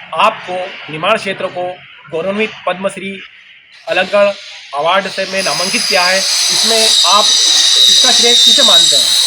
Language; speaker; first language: Hindi; non-native, local second language; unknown